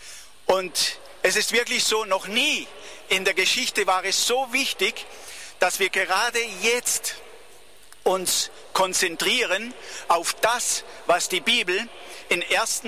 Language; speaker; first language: German; native; German